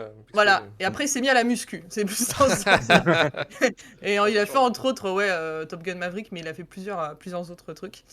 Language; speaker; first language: French; native; French